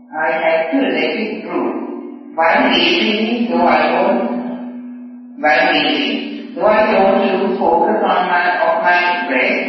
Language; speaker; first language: English; non-native, local second language; Sinhala